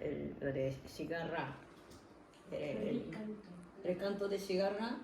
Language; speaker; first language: Spanish; non-native, fluent; Japanese